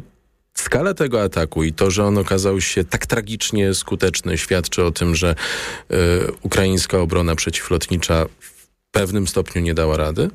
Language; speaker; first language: Polish; native; Polish